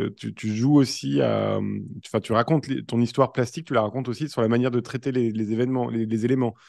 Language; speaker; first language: French; native; French